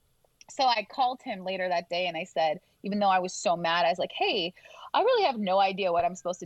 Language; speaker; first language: English; native; English